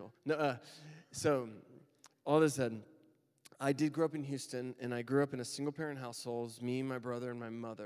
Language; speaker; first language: English; native; English